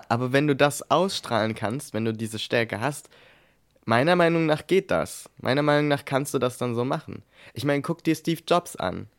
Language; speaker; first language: German; native; German